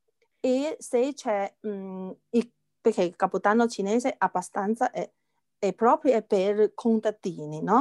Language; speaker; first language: Italian; non-native, learner; Chinese